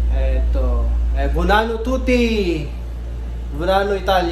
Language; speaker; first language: Italian; non-native, learner; Filipino